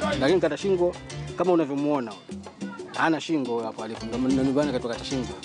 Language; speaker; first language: Swahili; native; Swahili